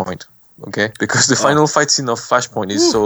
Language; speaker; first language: English; non-native, fluent; French